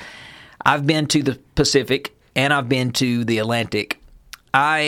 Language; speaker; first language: English; native; English